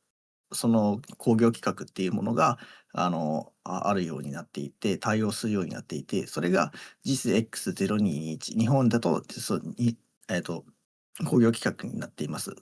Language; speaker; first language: Japanese; native; Japanese